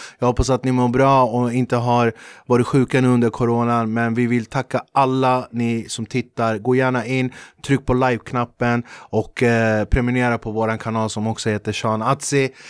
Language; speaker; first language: Swedish; early bilingual, other home language; Kurdish